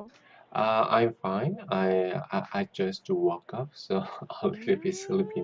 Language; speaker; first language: English; non-native, learner; Korean